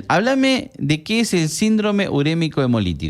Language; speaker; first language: Spanish; native; Spanish